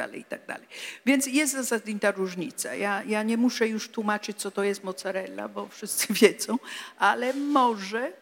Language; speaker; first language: Polish; non-native, fluent; Italian